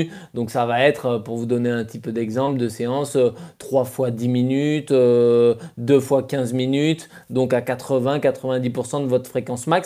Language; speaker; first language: French; native; French